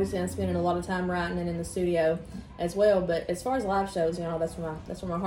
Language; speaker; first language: English; native; English